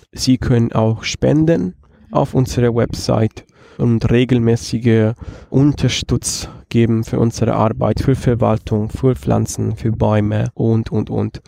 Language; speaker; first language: German; non-native, fluent; Italian